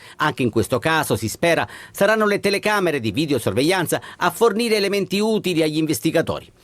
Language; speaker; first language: Italian; native; Italian